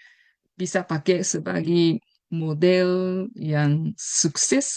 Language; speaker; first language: Indonesian; non-native, fluent; Japanese